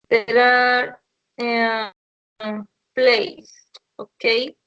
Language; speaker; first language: English; non-native, learner; Spanish